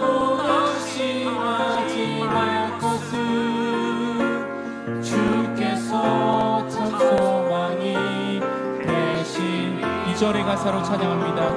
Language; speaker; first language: Korean; native; Korean